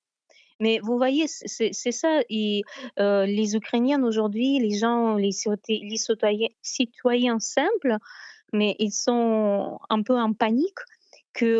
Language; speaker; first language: French; non-native, fluent; Ukrainian